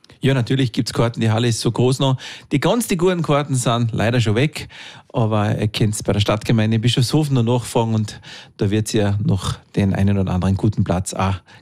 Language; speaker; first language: German; native; German